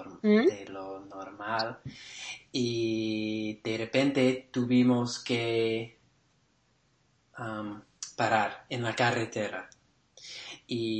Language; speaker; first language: Spanish; non-native, learner; English